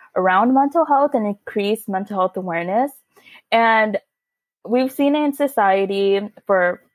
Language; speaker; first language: English; early bilingual, other home language; Hindi